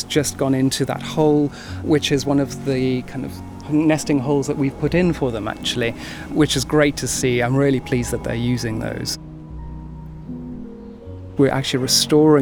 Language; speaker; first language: English; native; English